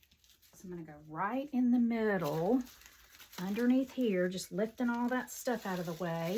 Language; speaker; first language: English; native; English